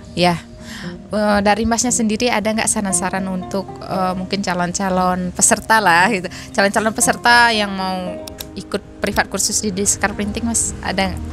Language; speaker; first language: Indonesian; native; Indonesian